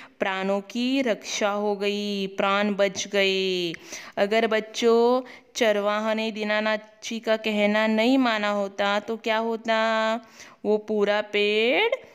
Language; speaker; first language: Hindi; non-native, local second language; Marathi